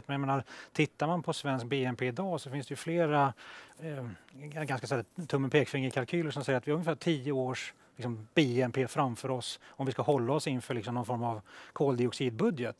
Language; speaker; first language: Swedish; native; Swedish